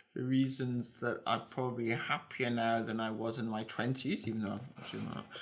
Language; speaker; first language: English; native; English